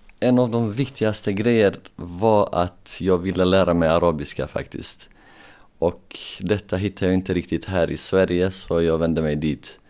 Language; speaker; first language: Swedish; non-native, local second language; Bosnian